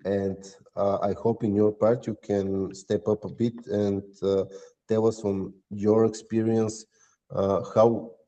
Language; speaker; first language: English; non-native, fluent; Bulgarian